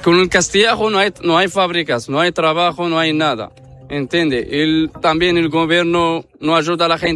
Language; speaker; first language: Spanish; non-native, learner; Arabic